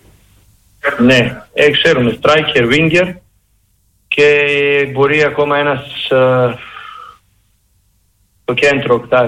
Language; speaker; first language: Greek; non-native, learner; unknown